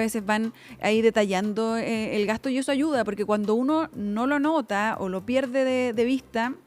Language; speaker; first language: Spanish; native; Spanish